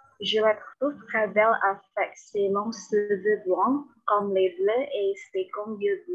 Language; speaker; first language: French; non-native, learner; Indonesian